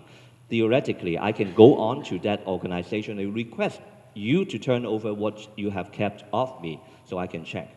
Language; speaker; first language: English; non-native, local second language; Cantonese